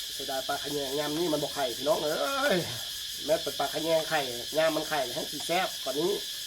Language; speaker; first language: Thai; non-native, local second language; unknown